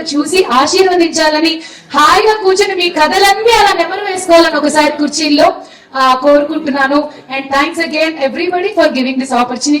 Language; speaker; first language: Telugu; native; Telugu